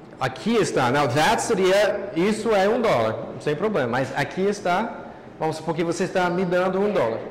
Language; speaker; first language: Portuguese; non-native, fluent; English